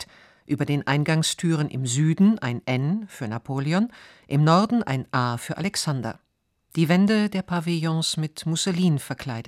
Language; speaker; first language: German; native; German